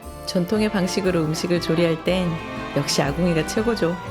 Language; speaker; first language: Korean; native; Korean